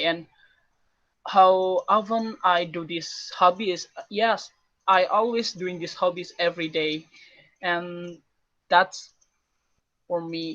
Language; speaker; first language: English; non-native, learner; Indonesian